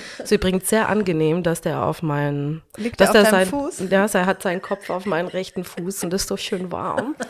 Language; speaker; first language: German; early bilingual, other home language; Hungarian